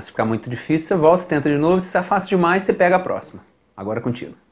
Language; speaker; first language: Portuguese; native; Portuguese